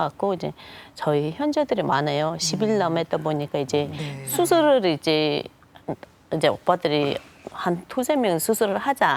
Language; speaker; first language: Korean; non-native, fluent; Mongolian